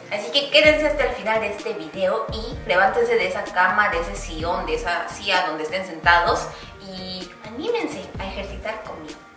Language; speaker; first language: Spanish; non-native, fluent; Korean